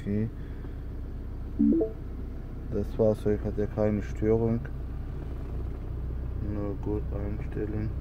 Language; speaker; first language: German; non-native, learner; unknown